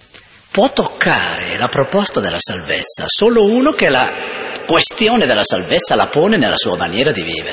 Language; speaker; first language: Italian; native; Italian